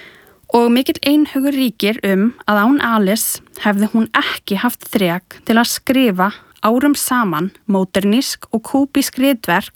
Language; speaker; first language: Icelandic; native; Icelandic